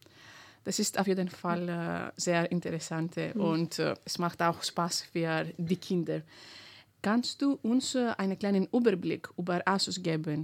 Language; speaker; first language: German; non-native, fluent; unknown